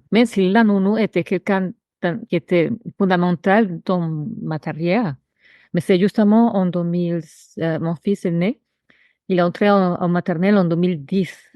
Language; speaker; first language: French; non-native, fluent; Spanish